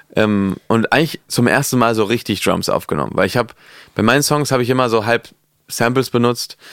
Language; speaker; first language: German; non-native, fluent; Spanish